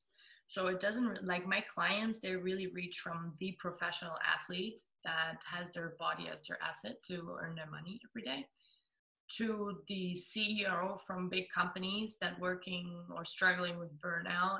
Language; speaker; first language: English; non-native, fluent; German